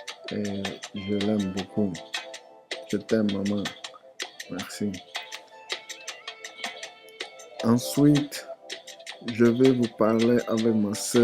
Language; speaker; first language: French; non-native, learner; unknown